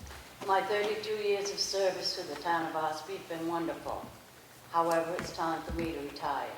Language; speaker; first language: English; native; English